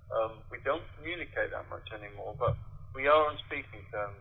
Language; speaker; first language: English; native; English